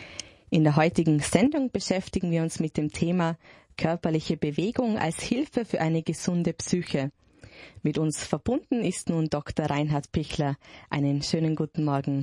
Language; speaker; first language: German; native; German